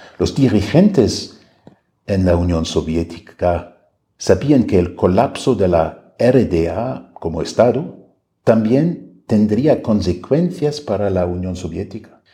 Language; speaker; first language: Spanish; non-native, fluent; German